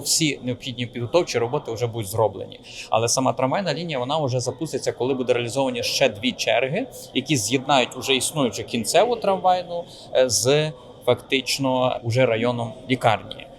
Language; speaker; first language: Ukrainian; native; Ukrainian